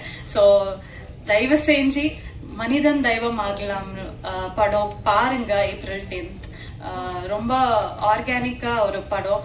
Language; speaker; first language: Tamil; non-native, learner; Kannada